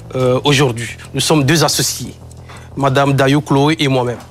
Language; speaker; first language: French; non-native, local second language; Ewe